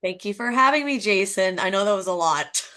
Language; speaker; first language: English; native; English